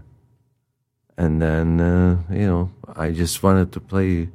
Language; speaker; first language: English; non-native, fluent; Czech